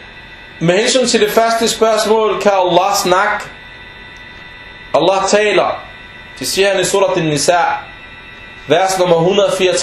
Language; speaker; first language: Danish; non-native, fluent; Arabic